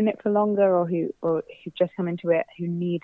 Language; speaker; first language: English; native; English